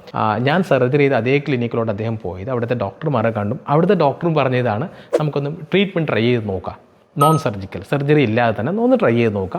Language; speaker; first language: Malayalam; native; Malayalam